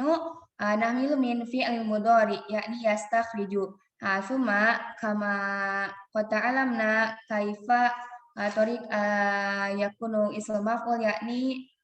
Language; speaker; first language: Arabic; non-native, learner; Indonesian